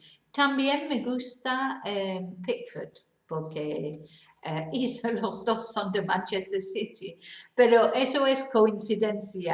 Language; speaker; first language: Spanish; non-native, learner; English